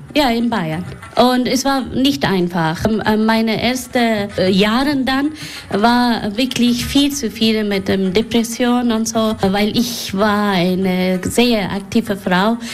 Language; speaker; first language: German; non-native, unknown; Persian